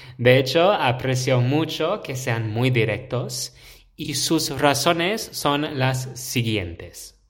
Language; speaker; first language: Spanish; non-native, fluent; English